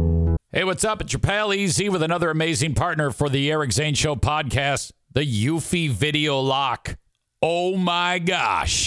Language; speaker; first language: English; native; English